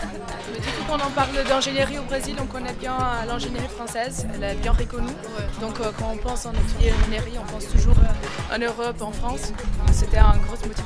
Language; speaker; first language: French; non-native, fluent; Portuguese